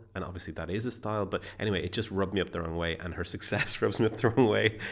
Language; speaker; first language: English; native; English